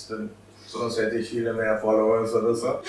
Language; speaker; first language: German; non-native, fluent; Albanian